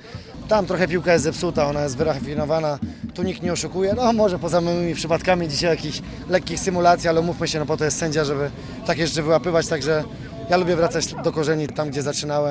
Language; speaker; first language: Polish; native; Polish